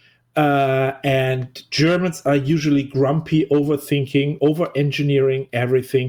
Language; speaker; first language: English; non-native, fluent; German